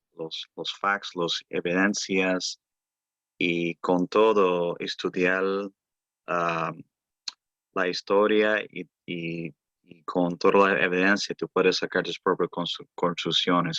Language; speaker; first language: Spanish; early bilingual, heritage; Spanish